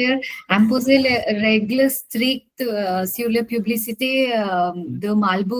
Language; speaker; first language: French; non-native, learner; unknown